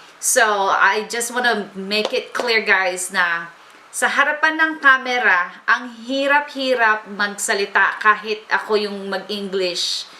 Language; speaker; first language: Filipino; native; Filipino